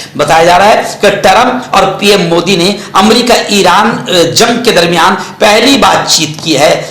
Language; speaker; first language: Urdu; native; Urdu